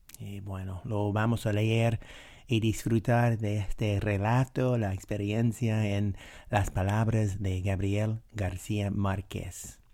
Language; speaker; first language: Spanish; non-native, fluent; English